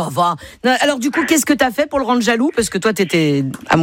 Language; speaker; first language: French; native; French